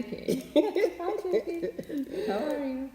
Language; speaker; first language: English; non-native, learner; Russian